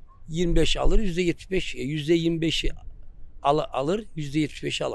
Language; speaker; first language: Turkish; native; Turkish